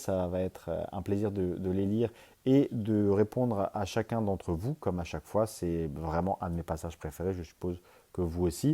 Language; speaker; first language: French; native; French